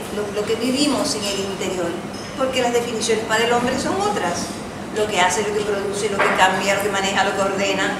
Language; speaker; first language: Spanish; early bilingual, heritage; Spanish